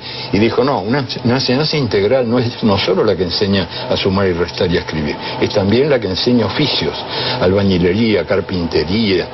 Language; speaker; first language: Spanish; native; Spanish